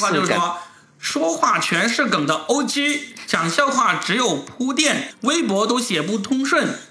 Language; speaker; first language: Chinese; native; Chinese